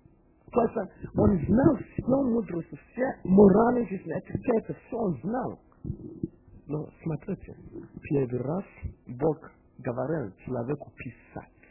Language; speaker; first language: Russian; non-native, fluent; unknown